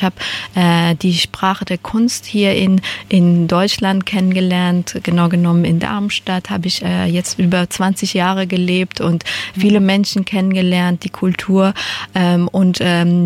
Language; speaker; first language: German; non-native, fluent; Persian